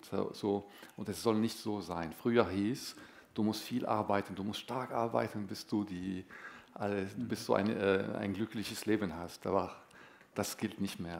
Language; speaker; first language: German; non-native, fluent; Arabic